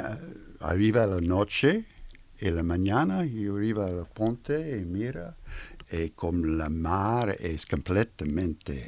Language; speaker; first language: Spanish; non-native, learner; French